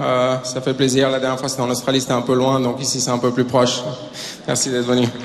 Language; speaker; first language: French; native; French